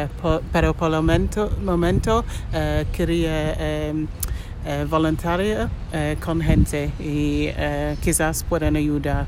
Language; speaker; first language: Spanish; non-native, learner; English